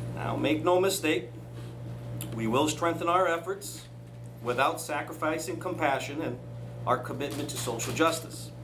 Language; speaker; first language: English; early bilingual, other home language; Spanish